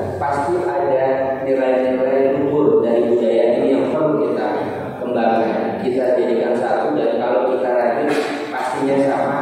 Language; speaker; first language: Indonesian; native; Indonesian